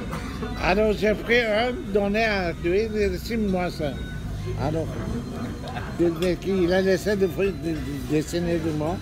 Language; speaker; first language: French; non-native, learner; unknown